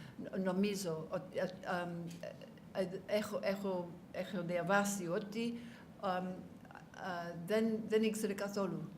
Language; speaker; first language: Greek; non-native, learner; English